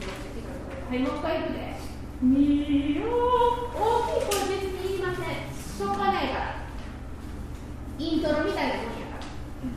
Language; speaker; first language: Japanese; native; Japanese